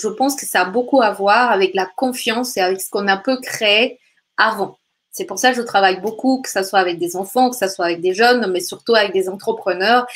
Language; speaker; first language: French; native; French